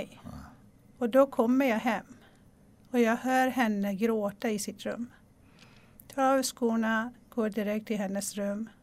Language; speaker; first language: Swedish; non-native, local second language; Persian